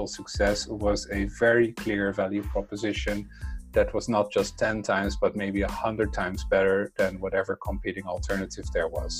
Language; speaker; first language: English; non-native, fluent; Dutch